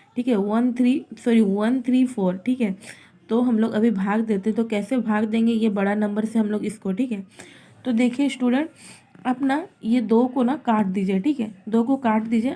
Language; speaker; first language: Hindi; native; Hindi